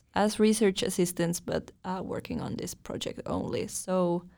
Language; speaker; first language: English; non-native, fluent; Finnish